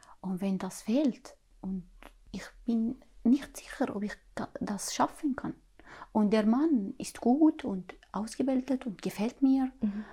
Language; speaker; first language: German; non-native, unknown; Arabic